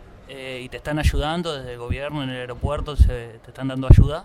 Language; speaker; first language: Spanish; native; Spanish